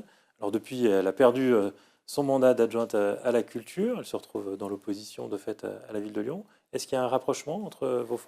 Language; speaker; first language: French; native; French